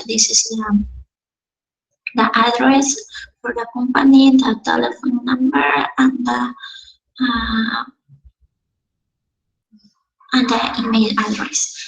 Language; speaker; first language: English; non-native, learner; Spanish